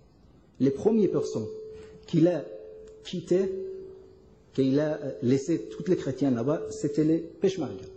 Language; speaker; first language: French; non-native, learner; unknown